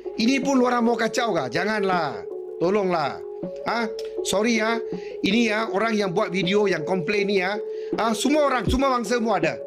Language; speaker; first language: Malay; non-native, local second language; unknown